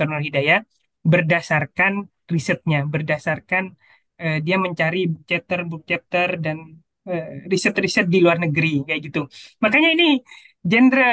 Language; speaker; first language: Indonesian; native; Indonesian